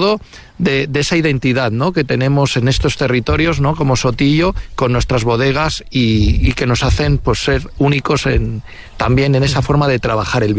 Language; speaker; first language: Spanish; native; Spanish